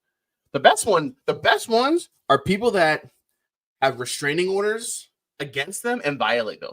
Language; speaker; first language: English; native; English